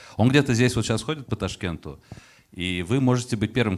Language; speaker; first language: Russian; early bilingual, heritage; Russian